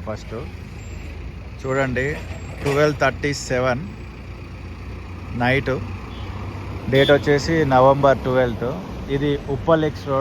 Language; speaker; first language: Telugu; native; Telugu